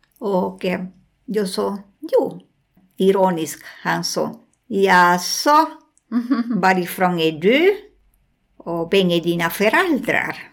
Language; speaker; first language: Swedish; non-native, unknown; Spanish